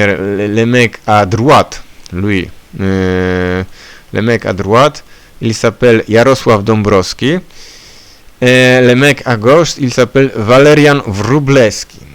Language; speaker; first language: French; non-native, learner; Polish